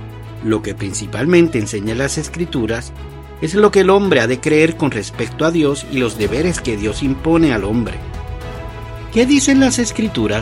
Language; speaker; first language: Spanish; native; Spanish